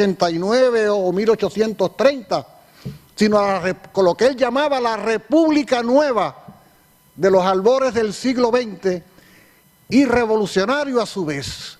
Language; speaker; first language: Spanish; native; Spanish